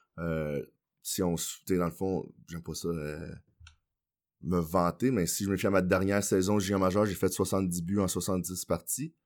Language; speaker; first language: French; early bilingual, other home language; Haitian Creole